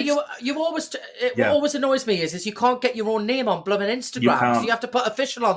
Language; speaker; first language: English; native; English